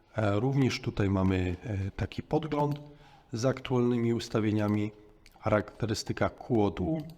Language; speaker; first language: Polish; native; Polish